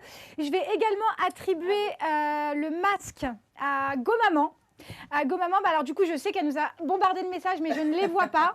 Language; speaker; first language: French; native; French